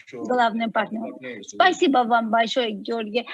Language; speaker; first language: Russian; non-native, fluent; Azerbaijani